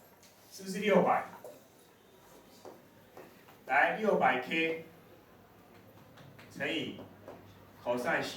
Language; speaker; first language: Chinese; native; Chinese